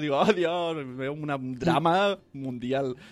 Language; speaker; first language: Spanish; native; Spanish